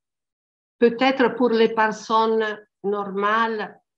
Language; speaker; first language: French; non-native, learner; Italian